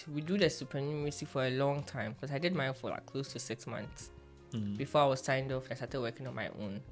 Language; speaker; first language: English; non-native, local second language; Akan